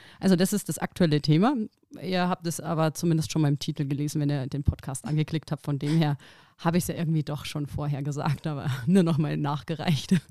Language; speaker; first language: German; native; German